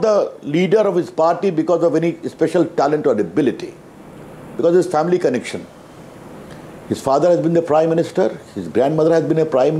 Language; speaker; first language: English; non-native, local second language; Hindi